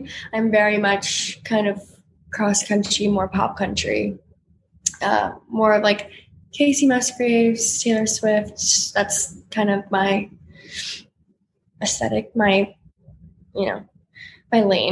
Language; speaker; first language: English; native; English